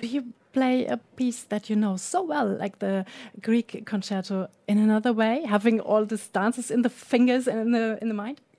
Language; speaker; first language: English; non-native, fluent; German